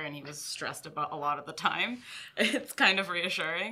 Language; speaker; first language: English; early bilingual, other home language; French